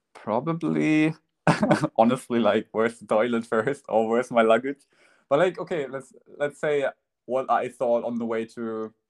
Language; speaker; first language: English; non-native, fluent; German